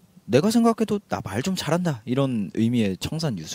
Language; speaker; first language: Korean; native; Korean